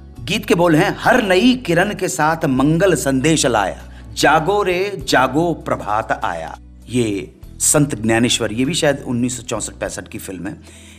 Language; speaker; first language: Hindi; native; Hindi